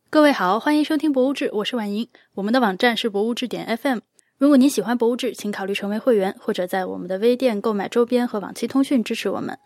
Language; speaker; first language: Chinese; native; Chinese